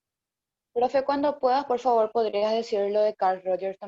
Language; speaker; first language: Spanish; native; Spanish